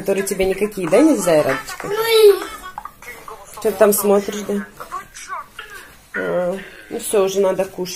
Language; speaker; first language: Russian; native; Russian